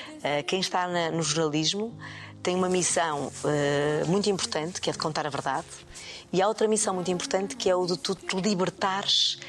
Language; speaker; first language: Portuguese; native; Portuguese